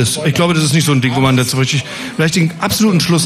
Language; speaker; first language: German; native; German